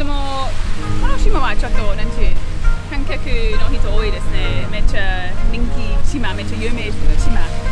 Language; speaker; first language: Japanese; non-native, learner; English